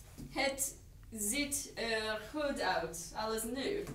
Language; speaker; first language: Dutch; non-native, learner; English